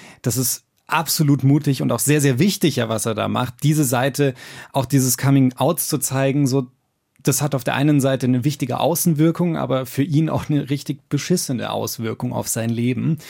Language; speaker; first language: German; native; German